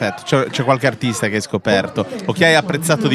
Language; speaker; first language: Italian; native; Italian